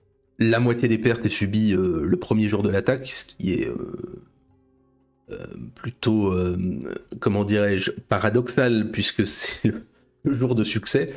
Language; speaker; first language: French; native; French